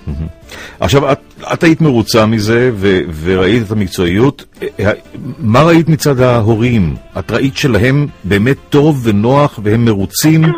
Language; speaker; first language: Hebrew; native; Hebrew